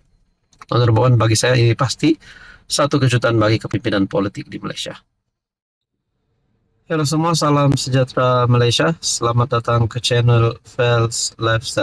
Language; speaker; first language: Malay; native; Malay